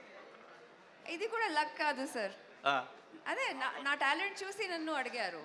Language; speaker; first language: Telugu; non-native, learner; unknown